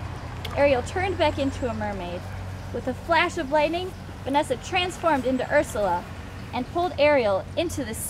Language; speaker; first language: English; native; English